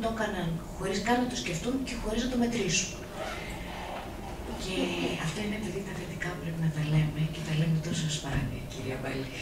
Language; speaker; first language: Greek; native; Greek